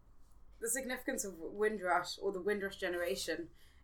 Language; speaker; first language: English; native; English